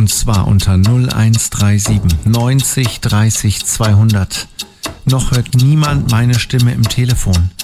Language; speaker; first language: German; native; German